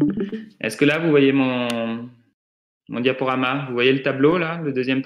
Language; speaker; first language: French; native; French